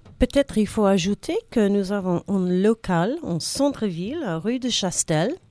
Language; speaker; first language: French; non-native, fluent; English